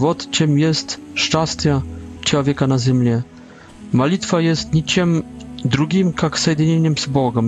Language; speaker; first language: Polish; non-native, learner; Russian